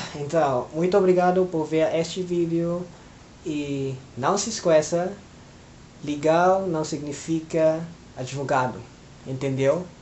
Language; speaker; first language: Portuguese; non-native, fluent; Filipino